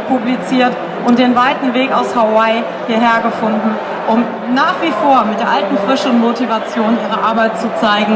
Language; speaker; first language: German; native; German